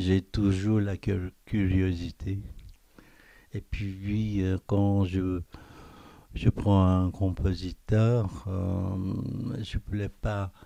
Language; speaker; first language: French; non-native, fluent; Korean